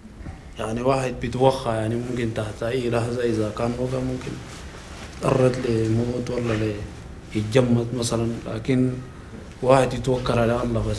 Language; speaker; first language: Arabic; native; Arabic